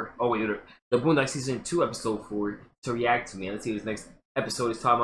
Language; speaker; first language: English; native; English